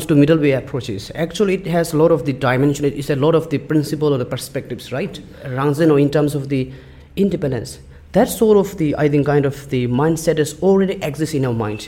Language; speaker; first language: English; non-native, learner; Tibetan